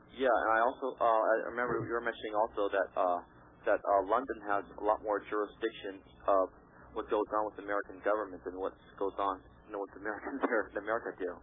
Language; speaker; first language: English; native; English